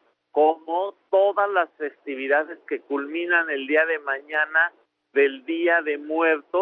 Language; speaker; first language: Spanish; native; Spanish